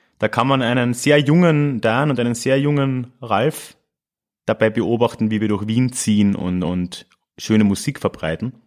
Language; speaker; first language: German; native; German